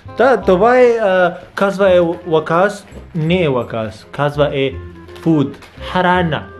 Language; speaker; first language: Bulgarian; non-native, learner; English